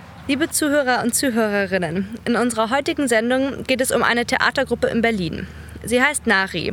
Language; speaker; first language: German; non-native, fluent; Persian